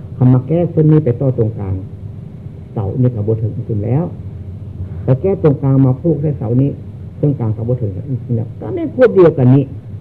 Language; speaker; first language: Thai; native; Thai